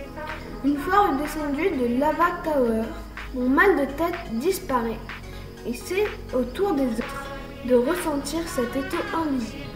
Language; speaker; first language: French; native; French